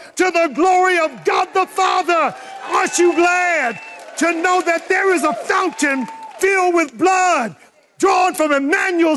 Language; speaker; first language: English; native; English